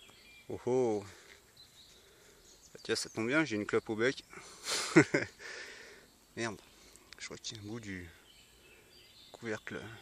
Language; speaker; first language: French; native; French